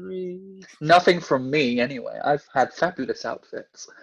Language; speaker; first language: English; non-native, fluent; Danish